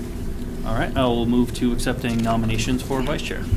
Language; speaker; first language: English; native; English